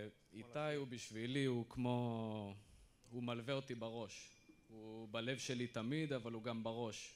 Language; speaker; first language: Hebrew; non-native, fluent; English